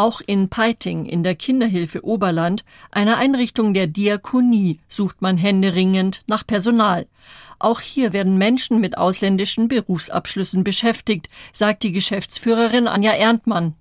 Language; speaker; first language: German; native; German